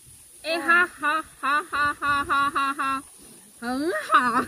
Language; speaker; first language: Chinese; non-native, learner; Indonesian